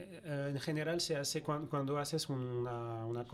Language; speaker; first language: Spanish; non-native, fluent; French